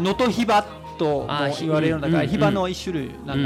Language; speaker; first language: Japanese; non-native, fluent; Danish